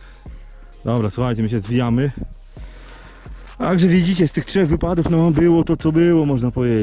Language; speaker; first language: Polish; native; Polish